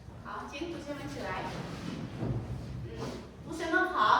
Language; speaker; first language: Chinese; non-native, fluent; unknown